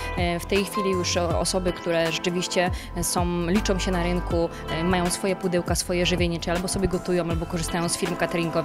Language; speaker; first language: Polish; native; Polish